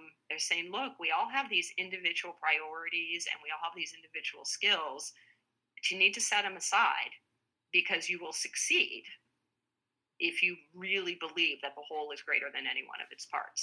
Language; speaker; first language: English; native; English